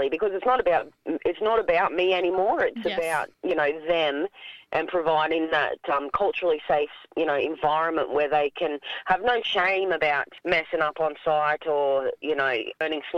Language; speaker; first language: English; native; English